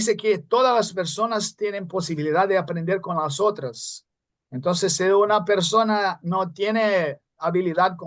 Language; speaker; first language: Spanish; non-native, fluent; Portuguese